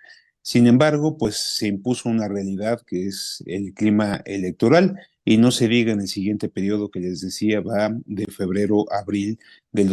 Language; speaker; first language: Spanish; native; Spanish